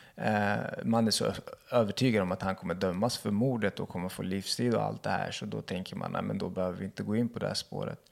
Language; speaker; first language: Swedish; early bilingual, other home language; Kurdish